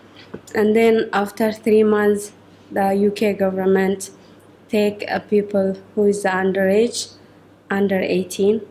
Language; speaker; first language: English; non-native, learner; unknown